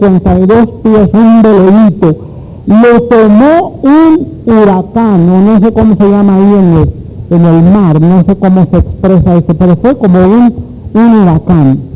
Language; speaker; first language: Spanish; native; Spanish